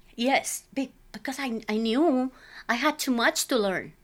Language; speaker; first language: English; non-native, fluent; Spanish